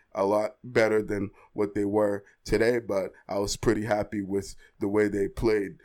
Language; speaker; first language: English; native; English